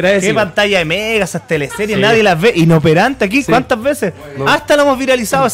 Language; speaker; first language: Spanish; native; Spanish